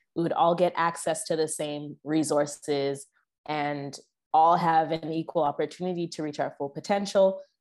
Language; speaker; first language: English; native; English